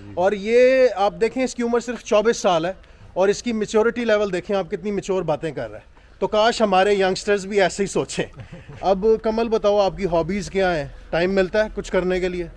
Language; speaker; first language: Hindi; non-native, local second language; Punjabi